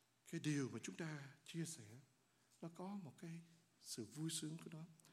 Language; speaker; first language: Vietnamese; native; Vietnamese